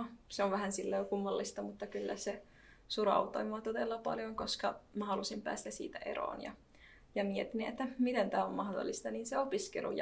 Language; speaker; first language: Finnish; non-native, fluent; Arabic